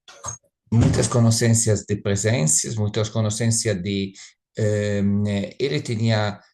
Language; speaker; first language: Spanish; non-native, learner; Italian